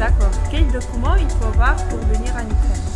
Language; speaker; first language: French; non-native, fluent; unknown